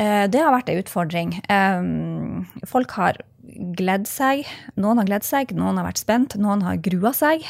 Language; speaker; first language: Norwegian; native; Norwegian